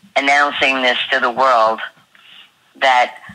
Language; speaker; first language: English; native; English